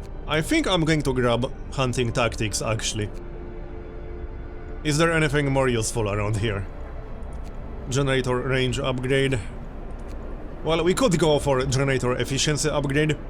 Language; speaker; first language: English; native; English